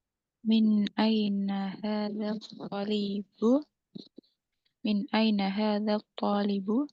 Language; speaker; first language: Arabic; non-native, learner; Indonesian